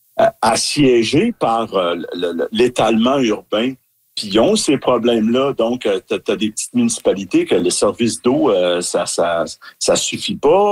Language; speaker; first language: French; native; French